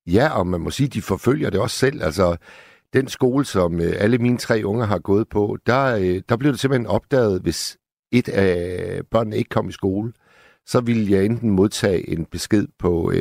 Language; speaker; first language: Danish; native; Danish